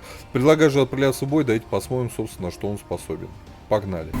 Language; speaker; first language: Russian; native; Russian